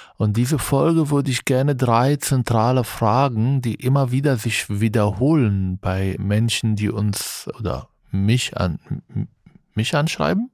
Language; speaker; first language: German; non-native, fluent; Arabic